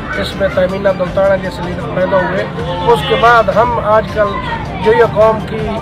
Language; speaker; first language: Urdu; non-native, local second language; Punjabi